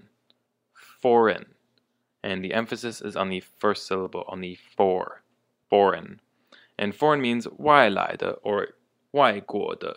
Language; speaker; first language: English; native; English